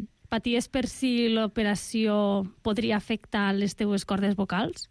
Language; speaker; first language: Catalan; native; Catalan